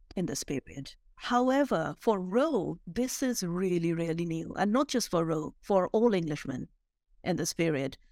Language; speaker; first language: English; non-native, local second language; Bangla